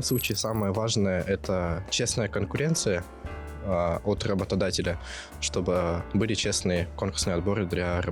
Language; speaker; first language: Russian; native; Russian